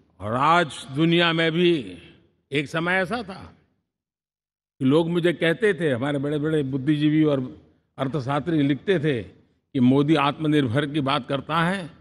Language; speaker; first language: Hindi; non-native, local second language; Gujarati